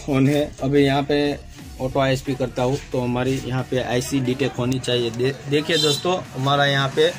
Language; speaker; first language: Hindi; non-native, local second language; Gujarati